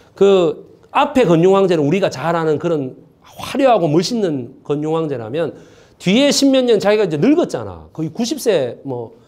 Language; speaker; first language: Korean; native; Korean